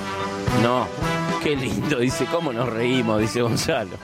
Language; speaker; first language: Spanish; native; Spanish